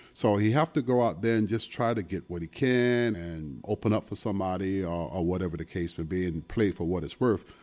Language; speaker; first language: English; native; English